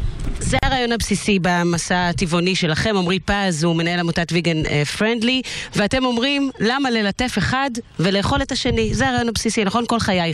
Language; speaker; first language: Hebrew; native; Hebrew